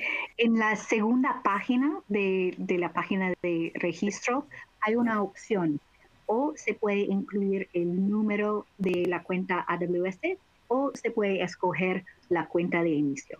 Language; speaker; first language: Spanish; non-native, fluent; English